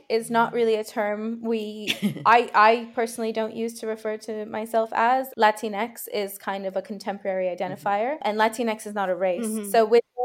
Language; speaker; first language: English; native; English